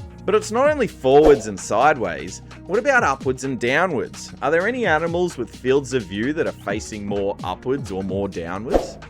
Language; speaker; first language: English; native; English